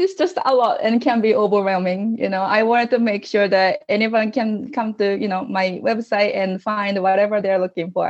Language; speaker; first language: English; non-native, fluent; Japanese